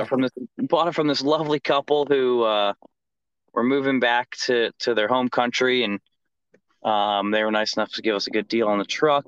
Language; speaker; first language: English; native; English